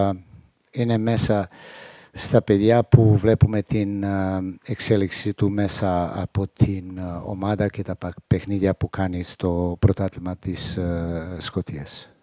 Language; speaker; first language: Greek; non-native, fluent; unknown